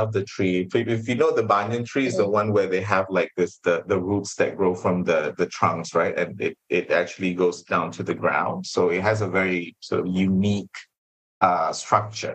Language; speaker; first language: English; non-native, local second language; Malay